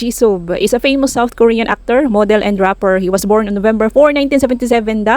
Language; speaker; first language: English; non-native, local second language; Cebuano